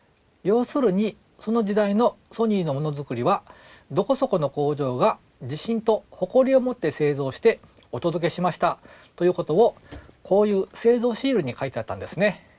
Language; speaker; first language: Japanese; native; Japanese